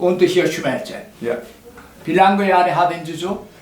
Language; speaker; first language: German; non-native, learner; Korean